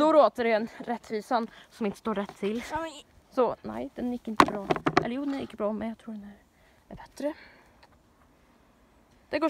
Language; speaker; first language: Swedish; native; Swedish